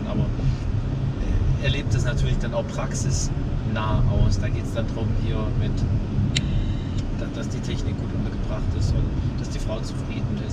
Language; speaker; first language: German; native; German